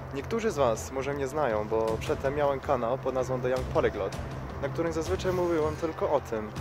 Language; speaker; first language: Polish; non-native, fluent; Croatian